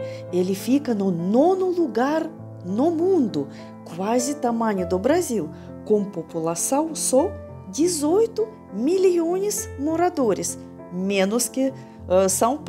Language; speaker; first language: Portuguese; non-native, fluent; Russian